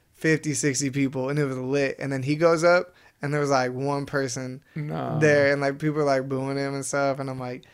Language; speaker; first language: English; native; English